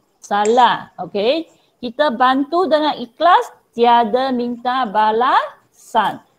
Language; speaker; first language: Malay; non-native, local second language; Chinese